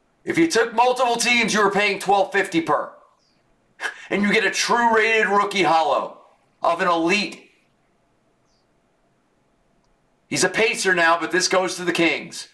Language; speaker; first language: English; native; English